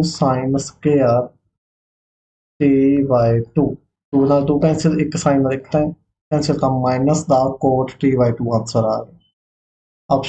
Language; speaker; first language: Hindi; non-native, local second language; Punjabi